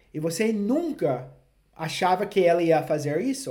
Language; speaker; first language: Portuguese; non-native, fluent; English